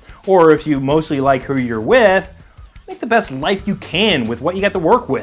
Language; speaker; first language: English; native; English